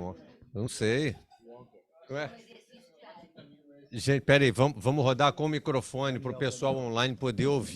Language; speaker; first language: Portuguese; native; Portuguese